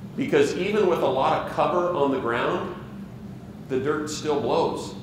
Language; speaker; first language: English; native; English